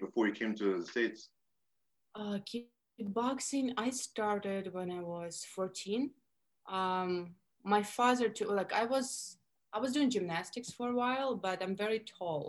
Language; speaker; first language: English; non-native, fluent; Russian